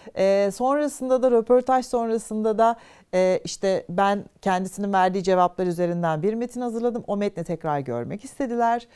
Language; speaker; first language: Turkish; native; Turkish